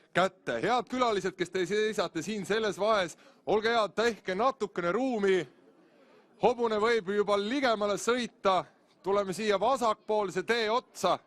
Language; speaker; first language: Estonian; native; Estonian